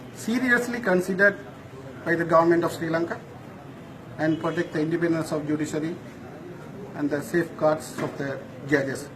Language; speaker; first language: English; non-native, local second language; Tamil